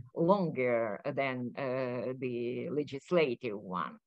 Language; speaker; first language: English; non-native, fluent; Ukrainian